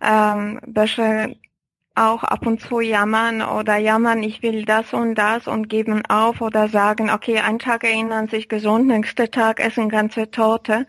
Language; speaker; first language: German; non-native, fluent; Polish